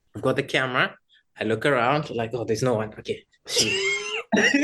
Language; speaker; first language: English; non-native, local second language; Kinyarwanda